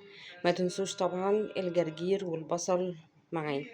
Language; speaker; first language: Arabic; native; Arabic